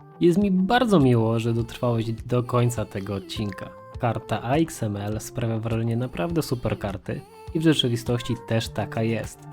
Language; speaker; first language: Polish; native; Polish